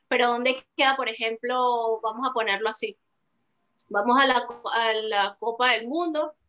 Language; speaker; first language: Spanish; native; Spanish